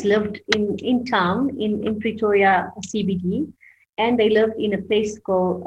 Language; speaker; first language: English; native; English